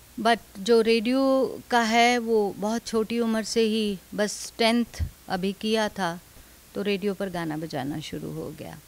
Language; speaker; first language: Hindi; non-native, local second language; Dogri